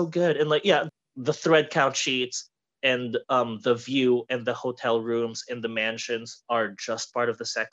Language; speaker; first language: English; non-native, local second language; Filipino